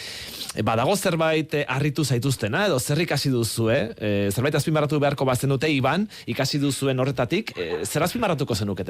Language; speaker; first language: Basque; native; Basque